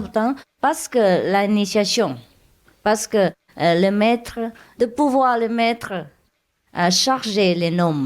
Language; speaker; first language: French; non-native, learner; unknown